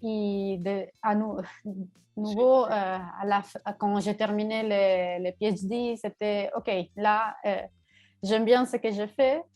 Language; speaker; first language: French; non-native, learner; Italian